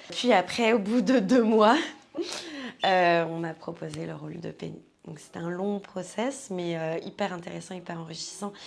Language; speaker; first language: French; native; French